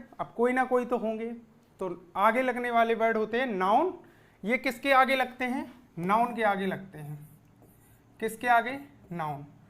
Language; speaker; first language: Hindi; native; Hindi